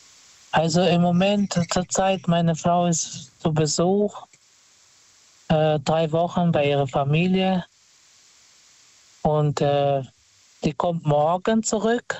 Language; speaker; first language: German; non-native, fluent; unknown